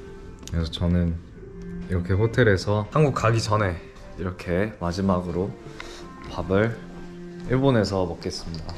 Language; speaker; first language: Korean; early bilingual, heritage; English